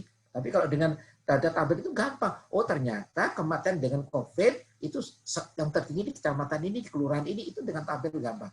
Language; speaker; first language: Indonesian; non-native, local second language; Javanese